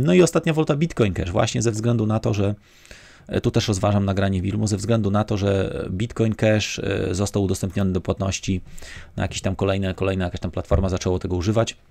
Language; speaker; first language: Polish; native; Polish